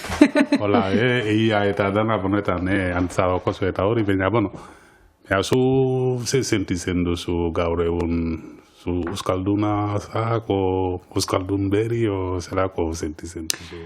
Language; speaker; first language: Basque; non-native, learner; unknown